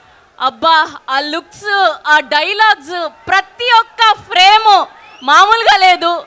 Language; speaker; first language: Telugu; native; Telugu